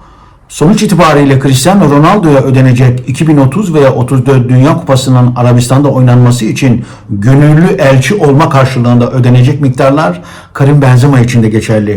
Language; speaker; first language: Turkish; native; Turkish